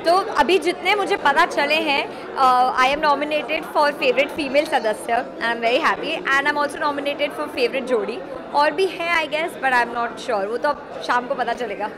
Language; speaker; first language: Hindi; native; Hindi